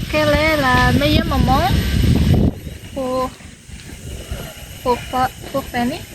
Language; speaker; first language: French; non-native, learner; Indonesian